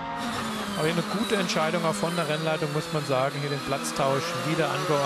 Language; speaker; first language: German; native; German